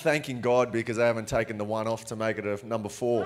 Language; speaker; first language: English; native; English